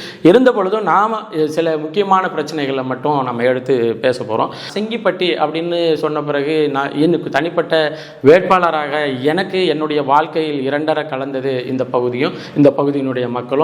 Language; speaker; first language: Tamil; native; Tamil